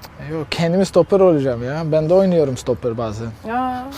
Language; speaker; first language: Turkish; non-native, learner; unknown